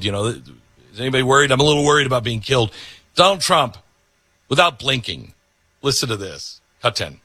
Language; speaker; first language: English; native; English